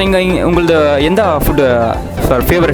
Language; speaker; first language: Tamil; non-native, learner; Kannada